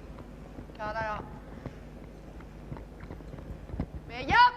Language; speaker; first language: Swedish; native; Swedish